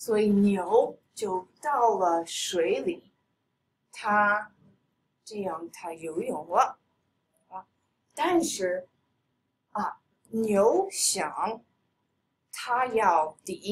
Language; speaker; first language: Chinese; non-native, fluent; English